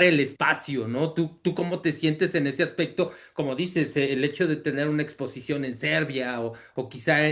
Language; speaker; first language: Spanish; native; Spanish